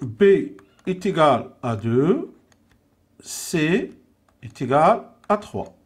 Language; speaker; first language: French; non-native, local second language; Arabic